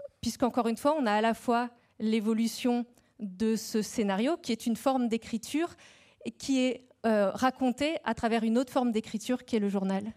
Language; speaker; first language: French; native; French